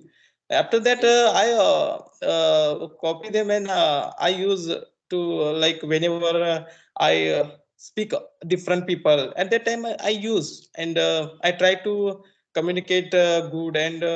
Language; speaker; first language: English; non-native, learner; Marathi